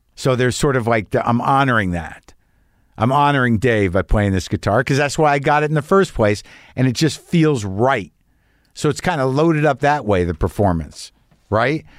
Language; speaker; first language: English; native; English